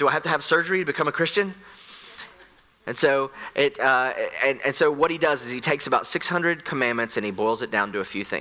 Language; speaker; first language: English; native; English